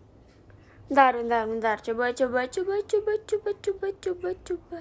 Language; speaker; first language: Indonesian; native; Indonesian